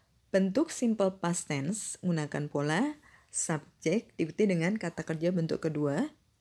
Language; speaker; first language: English; non-native, fluent; Indonesian